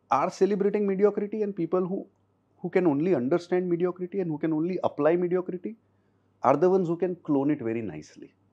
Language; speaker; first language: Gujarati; non-native, local second language; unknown